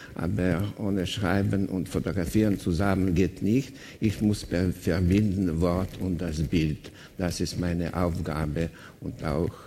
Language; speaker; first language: German; non-native, fluent; Slovenian